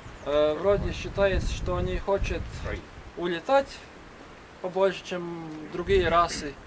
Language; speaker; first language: Russian; non-native, learner; Latvian